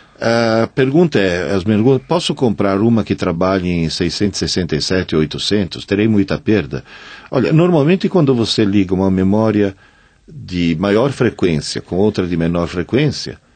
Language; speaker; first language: Portuguese; non-native, fluent; Italian